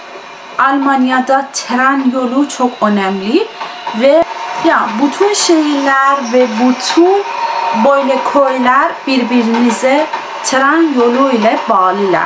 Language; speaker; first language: Turkish; non-native, fluent; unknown